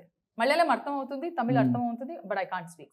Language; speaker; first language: Telugu; non-native, learner; Kannada